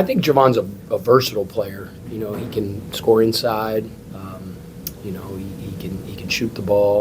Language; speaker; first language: English; native; English